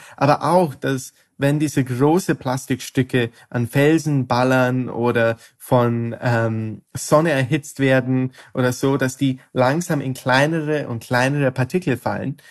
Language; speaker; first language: German; non-native, fluent; English